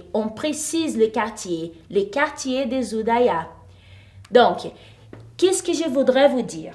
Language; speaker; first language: French; non-native, fluent; Portuguese